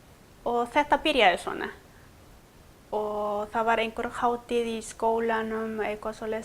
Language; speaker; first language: Icelandic; non-native, fluent; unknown